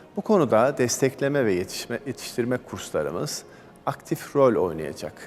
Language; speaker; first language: Turkish; native; Turkish